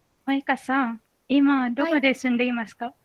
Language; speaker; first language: Japanese; non-native, learner; Malay